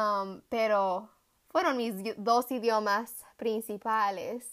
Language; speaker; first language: Spanish; early bilingual, heritage; Spanish